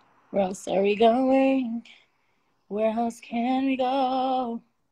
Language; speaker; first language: English; early bilingual, other home language; Spanish